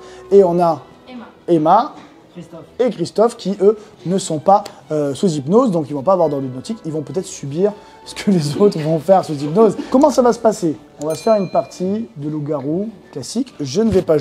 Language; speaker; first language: French; native; French